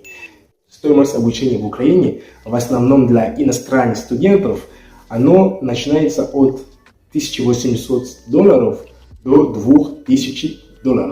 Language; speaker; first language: Russian; non-native, fluent; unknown